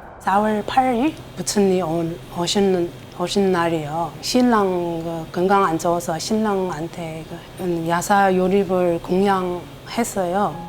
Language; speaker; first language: Korean; non-native, learner; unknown